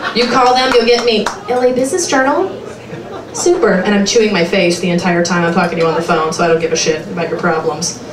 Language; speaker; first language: English; native; English